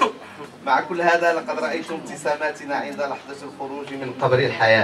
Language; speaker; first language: Arabic; native; Arabic